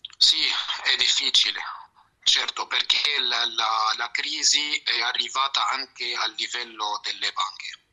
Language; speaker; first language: Italian; non-native, fluent; Arabic